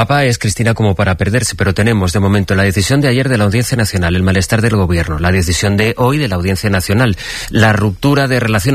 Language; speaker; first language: Spanish; native; Spanish